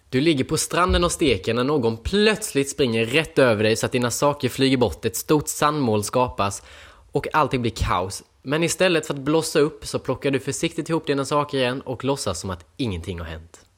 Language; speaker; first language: Swedish; native; Swedish